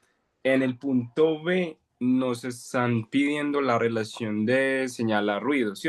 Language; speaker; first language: Spanish; native; Spanish